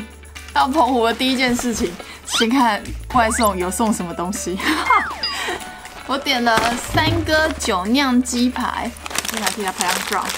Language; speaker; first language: Chinese; native; Chinese